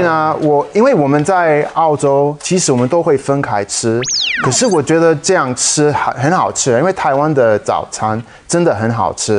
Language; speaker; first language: Chinese; non-native, fluent; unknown